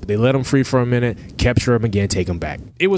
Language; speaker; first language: English; native; English